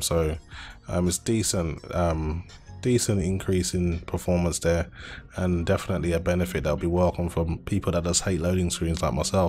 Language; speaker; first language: English; native; English